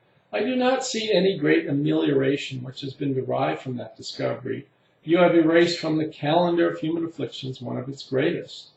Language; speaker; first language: English; native; English